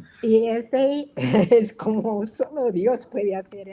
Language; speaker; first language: Spanish; non-native, fluent; English